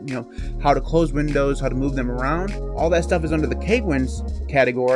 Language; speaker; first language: English; native; English